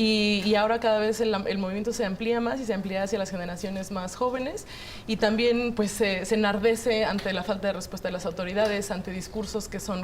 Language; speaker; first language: Spanish; native; Spanish